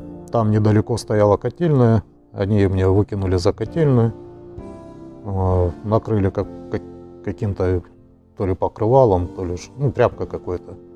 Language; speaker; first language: Russian; native; Russian